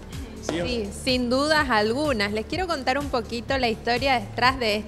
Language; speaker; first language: Spanish; native; Spanish